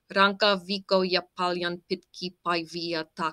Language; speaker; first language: Finnish; non-native, learner; English